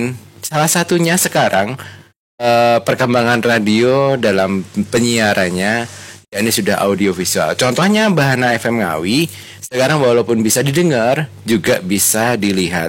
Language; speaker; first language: Indonesian; native; Indonesian